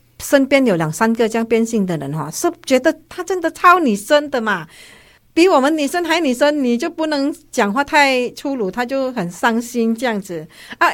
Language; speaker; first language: Chinese; non-native, fluent; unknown